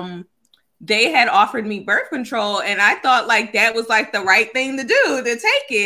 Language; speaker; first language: English; native; English